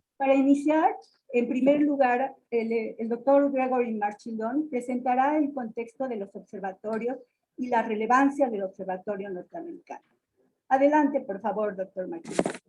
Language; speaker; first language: Spanish; native; Spanish